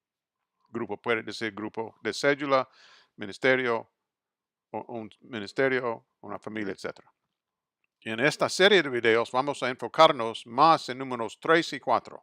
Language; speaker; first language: Spanish; non-native, fluent; English